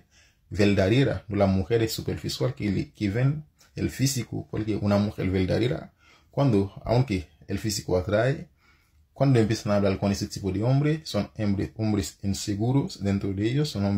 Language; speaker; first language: Spanish; non-native, fluent; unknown